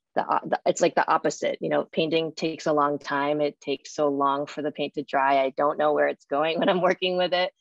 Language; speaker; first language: English; native; English